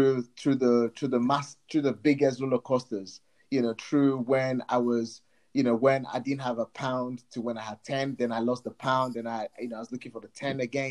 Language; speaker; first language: English; non-native, local second language; Yoruba